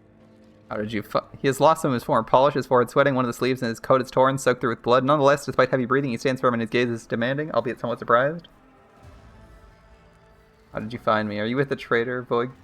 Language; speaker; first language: English; native; English